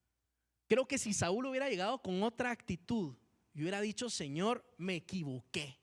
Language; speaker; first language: Spanish; native; Spanish